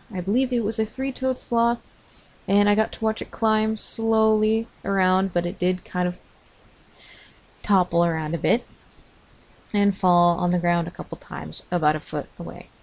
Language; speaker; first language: English; native; English